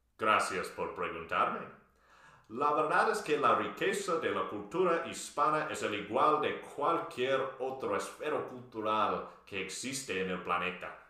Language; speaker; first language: Spanish; non-native, fluent; English